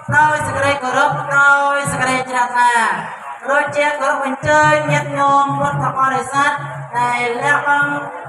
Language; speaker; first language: Khmer; native; Khmer